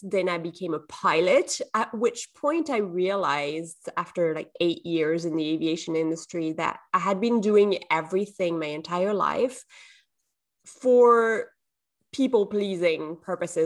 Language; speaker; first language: English; non-native, fluent; French